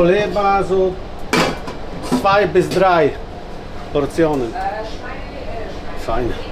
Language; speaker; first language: German; non-native, fluent; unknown